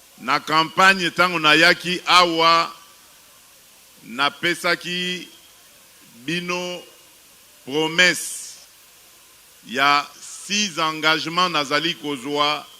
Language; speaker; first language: Lingala; non-native, local second language; Luba-Lulua